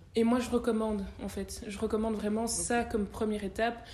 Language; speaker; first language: French; native; French